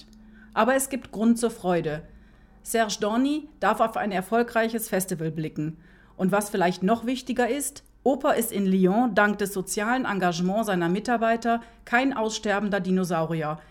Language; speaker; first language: German; native; German